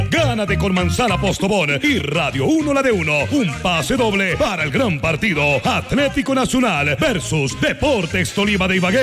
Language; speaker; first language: Spanish; native; Spanish